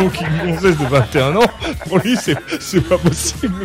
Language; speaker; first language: French; native; French